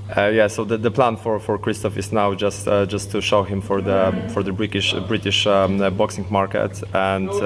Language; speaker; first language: English; non-native, fluent; Polish